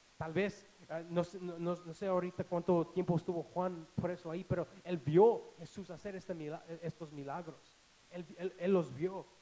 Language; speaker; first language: Spanish; non-native, fluent; English